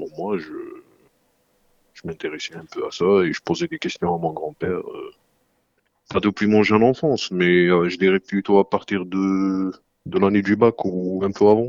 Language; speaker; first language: French; non-native, local second language; Arabic